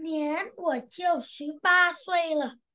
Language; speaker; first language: Chinese; non-native, learner; Vietnamese